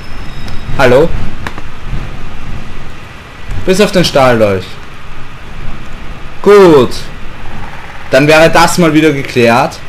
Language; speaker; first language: German; native; German